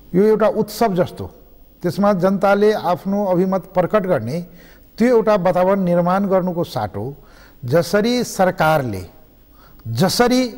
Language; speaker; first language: Nepali; non-native, local second language; Maithili